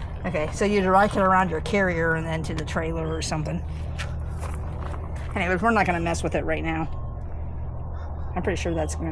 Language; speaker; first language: English; native; English